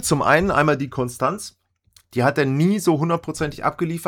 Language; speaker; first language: German; native; German